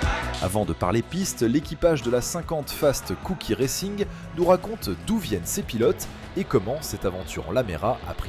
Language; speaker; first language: French; native; French